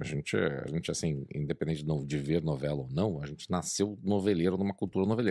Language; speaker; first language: Portuguese; native; Portuguese